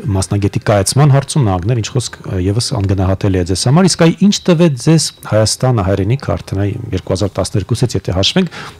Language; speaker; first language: Armenian; native; Armenian